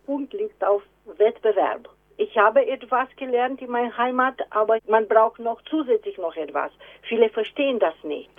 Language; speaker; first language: German; non-native, fluent; Romanian